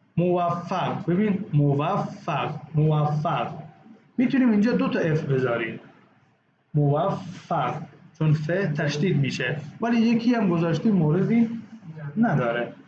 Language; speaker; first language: Persian; non-native, local second language; Baluchi